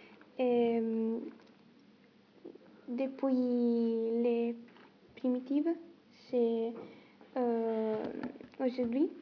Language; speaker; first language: French; non-native, learner; Italian